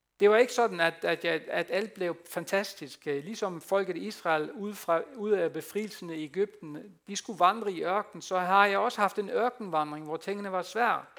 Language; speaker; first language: Danish; non-native, fluent; Dutch